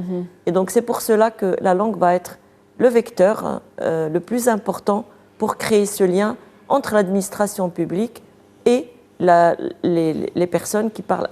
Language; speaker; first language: French; non-native, local second language; Arabic